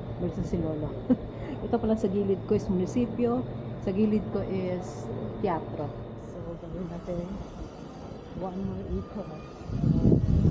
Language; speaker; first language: Filipino; non-native, local second language; Cebuano